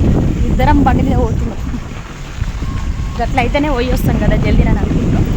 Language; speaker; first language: Telugu; native; Telugu